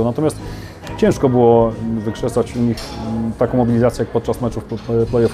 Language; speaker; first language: Polish; native; Polish